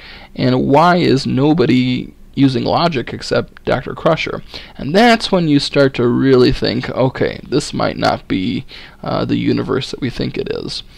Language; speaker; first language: English; native; English